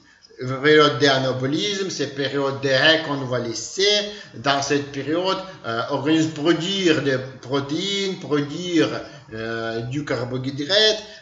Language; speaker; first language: French; non-native, learner; Ukrainian